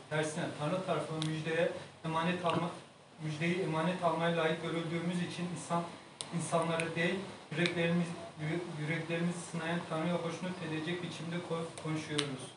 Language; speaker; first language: Turkish; native; Turkish